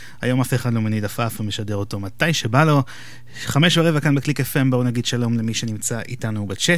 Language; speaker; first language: Hebrew; native; Hebrew